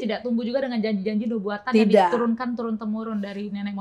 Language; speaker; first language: Indonesian; native; Indonesian